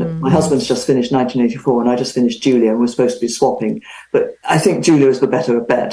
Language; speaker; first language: English; native; English